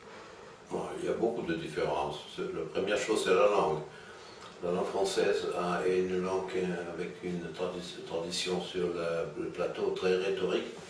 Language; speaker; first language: French; non-native, fluent; German